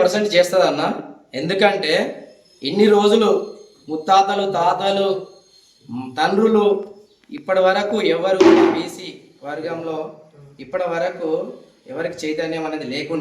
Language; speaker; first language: Telugu; native; Telugu